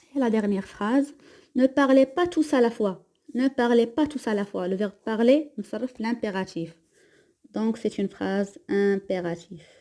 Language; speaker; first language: French; non-native, local second language; Arabic